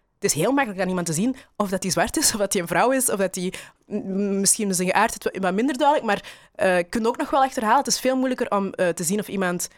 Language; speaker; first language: Dutch; native; Dutch